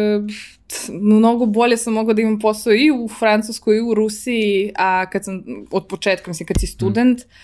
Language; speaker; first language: Serbian; early bilingual, heritage; Serbian